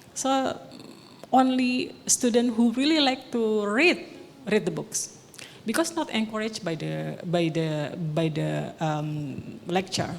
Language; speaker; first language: English; non-native, local second language; Indonesian